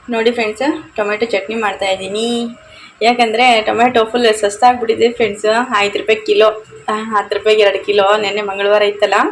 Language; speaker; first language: Kannada; non-native, local second language; Urdu